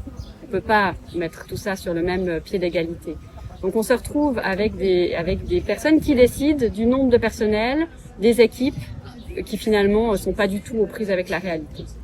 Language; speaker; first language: French; native; French